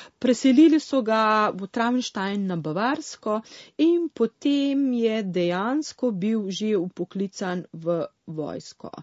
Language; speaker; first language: Slovenian; native; Slovenian